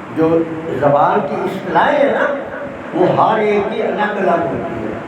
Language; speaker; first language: Urdu; non-native, local second language; Punjabi